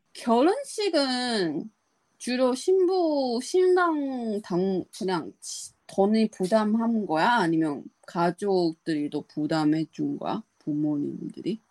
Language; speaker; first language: Korean; non-native, learner; Chinese